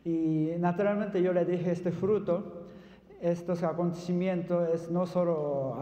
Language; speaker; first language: Spanish; non-native, fluent; Japanese